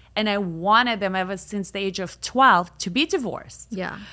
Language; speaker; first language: English; non-native, fluent; Russian